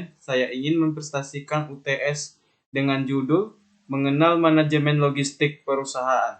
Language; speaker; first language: Indonesian; native; Indonesian